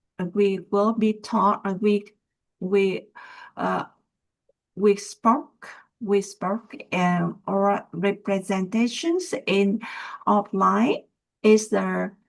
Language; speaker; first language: English; non-native, learner; Vietnamese